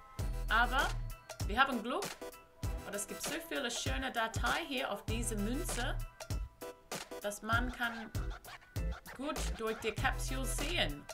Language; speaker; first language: German; non-native, learner; English